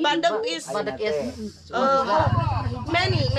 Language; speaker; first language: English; non-native, learner; Sundanese